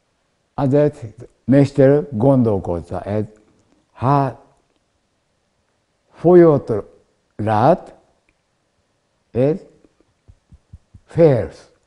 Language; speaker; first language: Hungarian; non-native, learner; Japanese